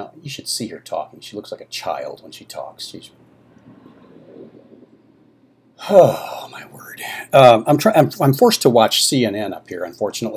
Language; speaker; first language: English; native; English